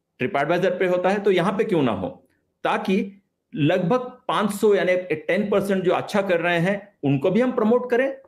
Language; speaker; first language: Hindi; non-native, local second language; Marathi